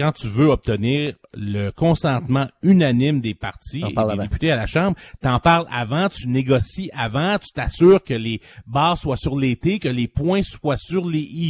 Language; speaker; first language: French; native; French